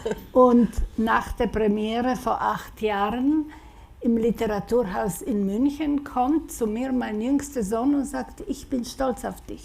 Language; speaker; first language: German; non-native, fluent; Slovak